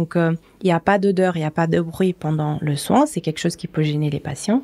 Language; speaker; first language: French; non-native, fluent; Portuguese